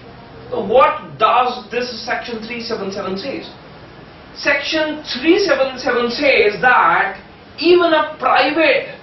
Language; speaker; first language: English; non-native, local second language; Hindi